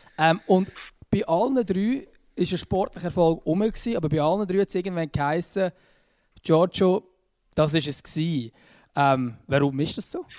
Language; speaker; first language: German; native; German